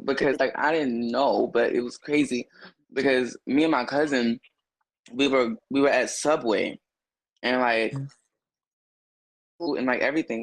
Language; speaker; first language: English; native; English